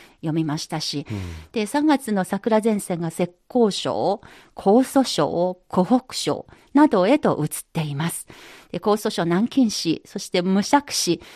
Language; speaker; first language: Japanese; non-native, fluent; Chinese